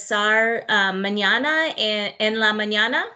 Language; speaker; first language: Spanish; non-native, learner; English